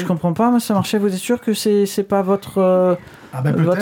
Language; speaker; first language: French; native; French